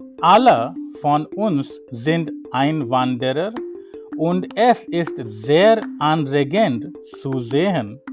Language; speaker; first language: German; non-native, learner; Hindi